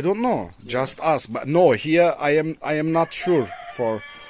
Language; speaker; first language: English; non-native, learner; Turkish